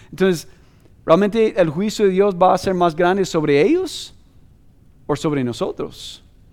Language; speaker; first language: Spanish; non-native, fluent; English